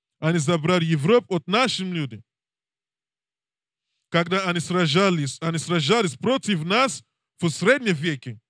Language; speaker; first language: Russian; non-native, learner; English